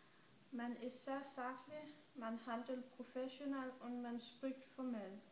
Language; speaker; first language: German; non-native, learner; Danish